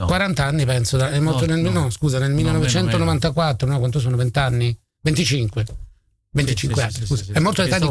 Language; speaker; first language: Italian; native; Italian